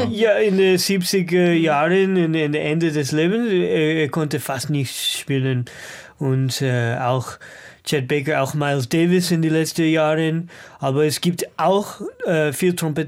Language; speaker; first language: German; non-native, learner; English